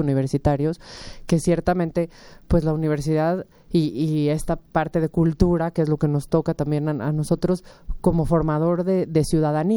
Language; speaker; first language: Spanish; native; Spanish